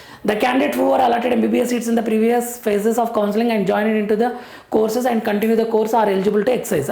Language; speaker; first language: English; non-native, local second language; Telugu